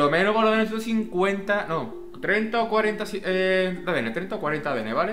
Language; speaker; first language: Spanish; native; Spanish